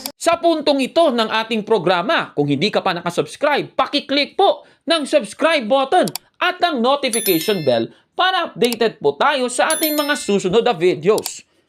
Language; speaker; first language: Filipino; native; Filipino